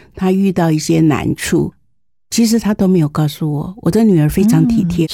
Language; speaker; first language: Chinese; native; Chinese